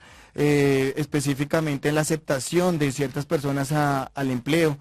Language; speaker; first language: Spanish; native; Spanish